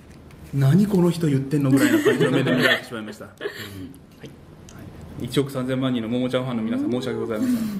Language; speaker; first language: Japanese; native; Japanese